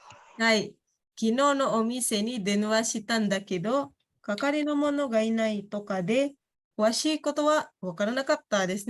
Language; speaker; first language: Japanese; non-native, fluent; Indonesian